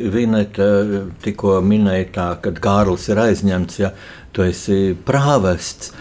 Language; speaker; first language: Latvian; native; Latvian